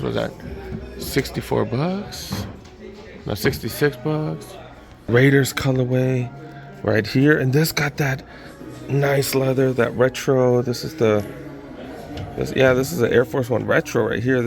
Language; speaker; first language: English; native; English